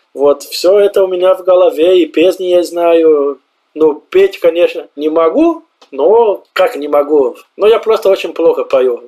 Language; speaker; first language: Russian; non-native, fluent; Portuguese